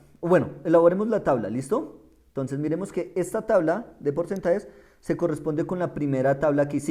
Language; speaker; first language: Spanish; native; Spanish